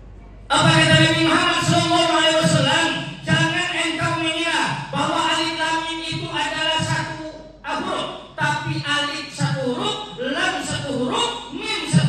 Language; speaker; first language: Indonesian; non-native, local second language; Minangkabau